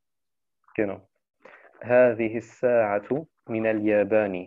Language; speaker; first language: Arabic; non-native, fluent; German